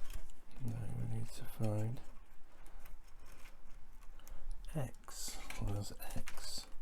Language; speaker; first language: English; native; English